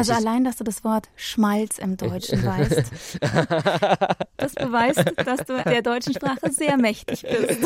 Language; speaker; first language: German; native; German